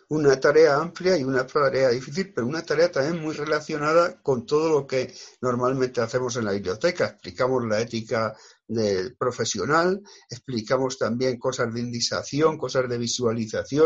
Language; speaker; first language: Spanish; native; Spanish